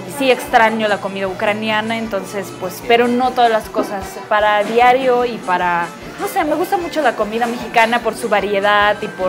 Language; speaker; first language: Spanish; non-native, fluent; Ukrainian